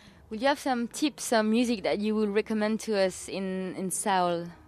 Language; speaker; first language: English; non-native, fluent; French